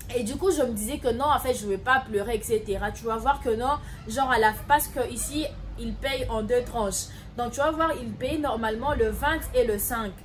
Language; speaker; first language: French; non-native, local second language; Lingala